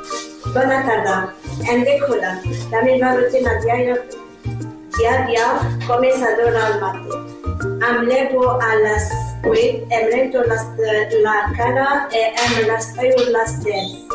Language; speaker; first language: Catalan; non-native, learner; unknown